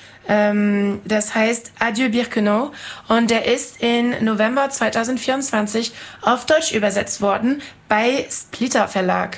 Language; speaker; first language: German; non-native, fluent; French